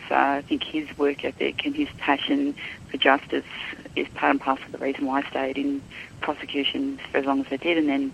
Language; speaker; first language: English; native; English